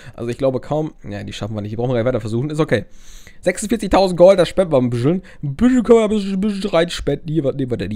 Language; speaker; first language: German; native; German